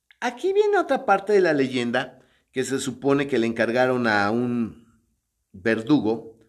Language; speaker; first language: Spanish; native; Spanish